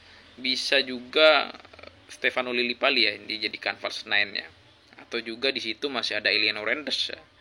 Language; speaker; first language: Indonesian; native; Indonesian